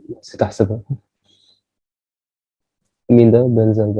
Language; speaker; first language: Arabic; native; Arabic